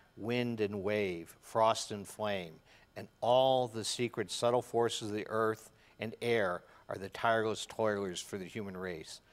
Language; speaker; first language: English; native; English